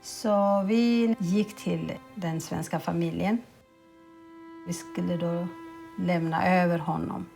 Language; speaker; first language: Swedish; early bilingual, other home language; Amharic